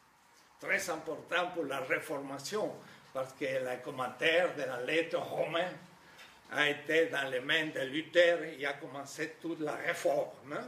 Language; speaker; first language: French; non-native, fluent; Spanish